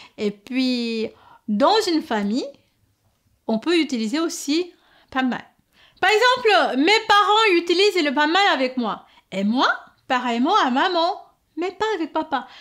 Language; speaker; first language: French; non-native, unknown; Korean